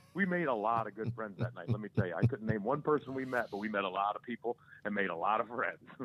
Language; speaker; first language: English; native; English